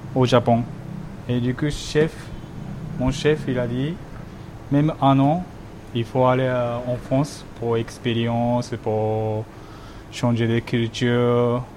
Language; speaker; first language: French; non-native, learner; Japanese